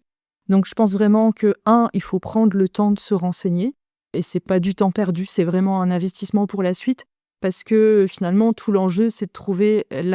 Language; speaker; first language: French; native; French